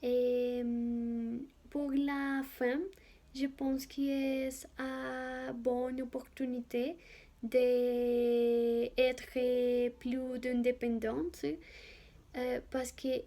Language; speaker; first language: French; non-native, learner; Spanish